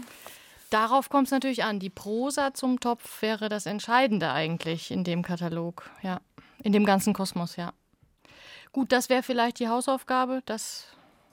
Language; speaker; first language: German; native; German